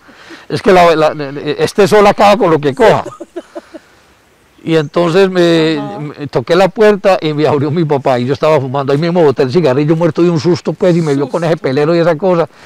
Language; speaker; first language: Spanish; native; Spanish